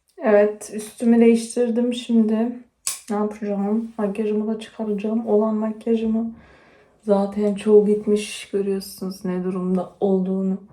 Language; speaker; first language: Turkish; early bilingual, heritage; Turkish